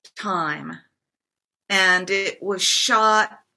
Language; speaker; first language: English; non-native, fluent; Japanese